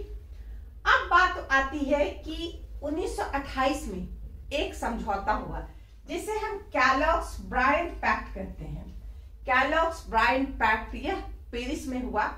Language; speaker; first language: Hindi; native; Hindi